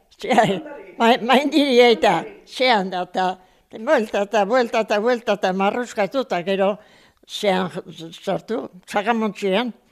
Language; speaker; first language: Basque; native; Basque